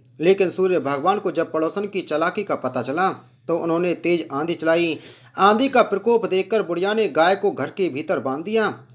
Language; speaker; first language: Hindi; native; Hindi